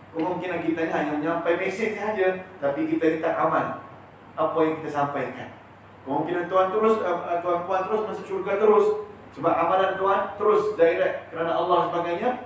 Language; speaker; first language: Malay; early bilingual, heritage; Malay